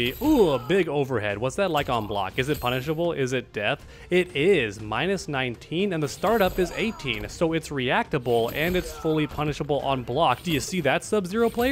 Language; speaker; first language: English; native; English